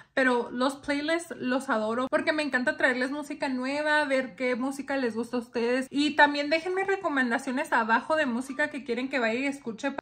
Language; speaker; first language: Spanish; early bilingual, heritage; Spanish